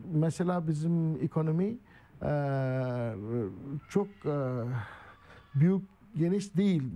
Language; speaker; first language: Turkish; non-native, learner; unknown